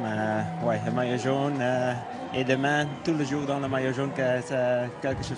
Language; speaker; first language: French; non-native, learner; Dutch